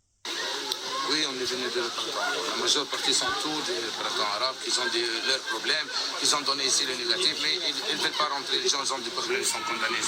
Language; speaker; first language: French; non-native, local second language; Arabic